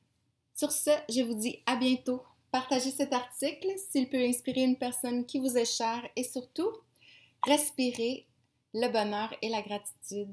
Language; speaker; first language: French; native; French